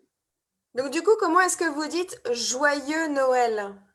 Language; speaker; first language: French; native; French